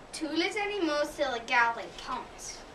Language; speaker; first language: French; non-native, learner; English